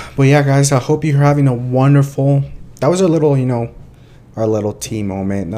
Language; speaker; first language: English; early bilingual, other home language; Spanish